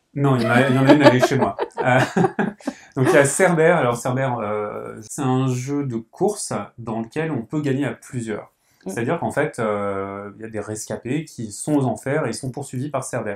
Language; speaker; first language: French; native; French